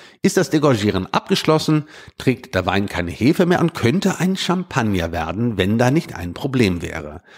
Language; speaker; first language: German; native; German